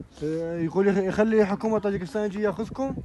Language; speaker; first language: Arabic; native; Arabic